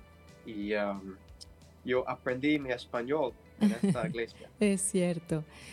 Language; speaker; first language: Spanish; non-native, learner; English